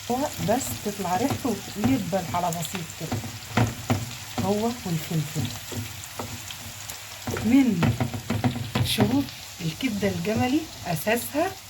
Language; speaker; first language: Arabic; native; Arabic